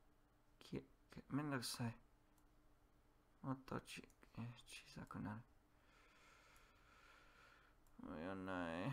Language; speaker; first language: Japanese; non-native, learner; English